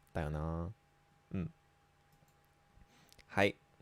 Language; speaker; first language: Japanese; non-native, fluent; English